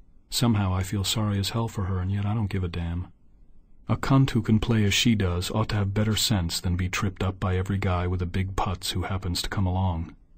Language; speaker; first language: English; native; English